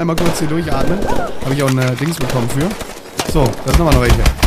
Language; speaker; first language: German; native; German